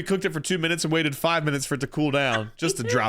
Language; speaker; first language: English; native; English